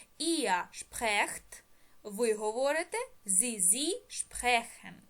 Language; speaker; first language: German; non-native, fluent; Ukrainian